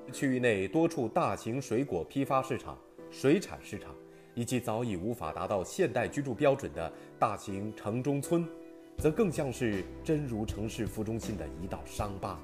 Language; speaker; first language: Chinese; native; Chinese